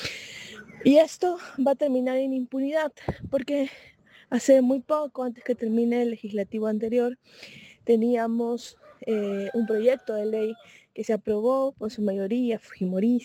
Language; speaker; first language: Spanish; native; Spanish